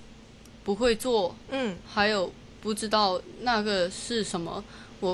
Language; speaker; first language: Chinese; non-native, local second language; Cantonese